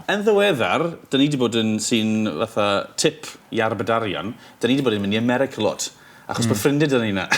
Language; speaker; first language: Welsh; native; Welsh